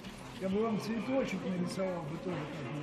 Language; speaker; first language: Russian; native; Russian